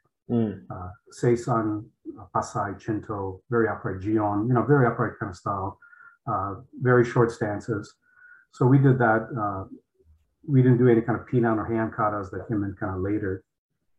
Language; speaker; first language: English; early bilingual, other home language; Polish